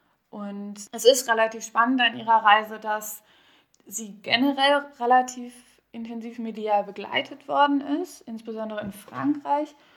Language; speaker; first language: German; native; German